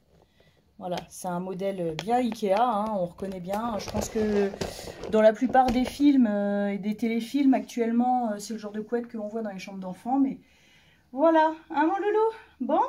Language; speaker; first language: French; native; French